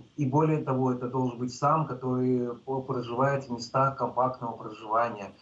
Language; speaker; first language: Russian; native; Russian